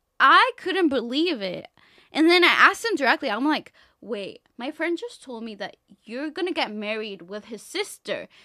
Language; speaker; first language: English; non-native, fluent; Spanish